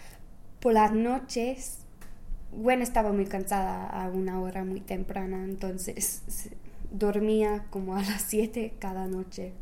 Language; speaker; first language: Spanish; non-native, fluent; English